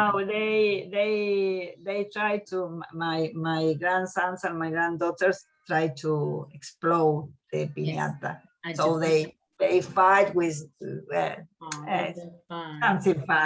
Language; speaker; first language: English; non-native, learner; Spanish